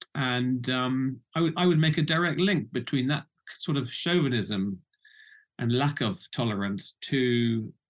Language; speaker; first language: English; native; English